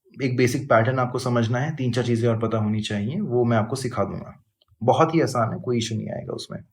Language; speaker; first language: Hindi; native; Hindi